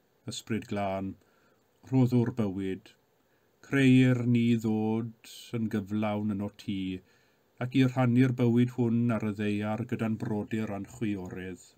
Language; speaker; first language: Welsh; native; Welsh